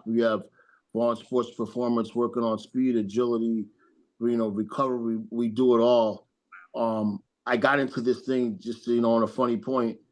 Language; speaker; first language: English; native; English